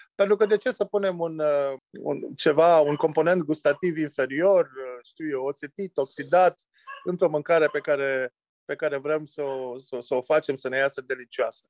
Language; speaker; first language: Romanian; native; Romanian